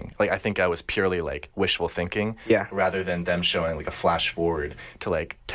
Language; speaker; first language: English; native; English